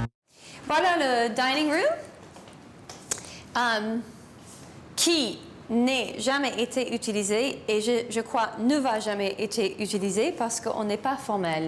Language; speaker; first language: French; non-native, learner; English